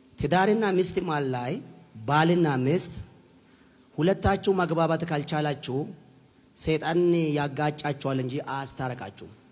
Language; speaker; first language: Amharic; non-native, local second language; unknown